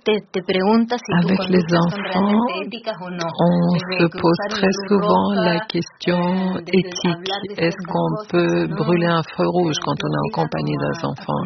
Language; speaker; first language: French; non-native, fluent; Spanish